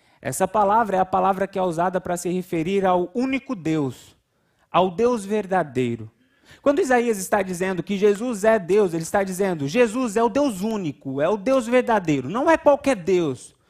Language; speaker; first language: Portuguese; native; Portuguese